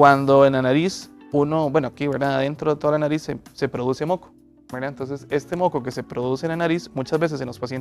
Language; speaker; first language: Spanish; native; Spanish